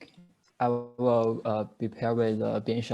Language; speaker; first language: English; non-native, learner; Chinese